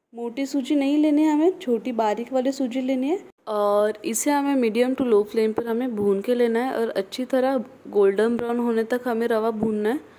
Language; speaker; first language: Hindi; non-native, local second language; Marathi